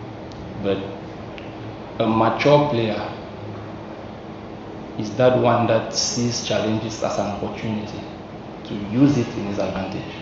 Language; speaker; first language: English; non-native, local second language; Swahili